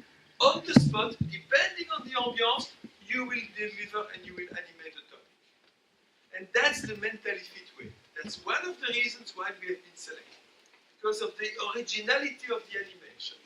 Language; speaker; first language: English; non-native, fluent; French